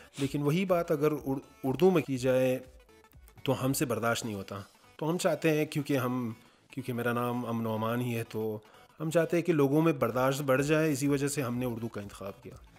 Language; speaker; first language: Urdu; non-native, local second language; Hazaragi